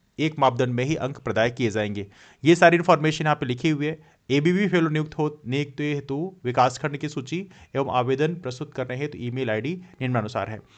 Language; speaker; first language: Hindi; native; Hindi